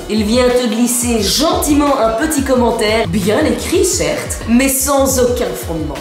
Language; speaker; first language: French; native; French